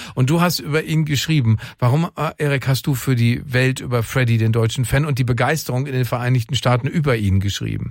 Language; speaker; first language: German; native; German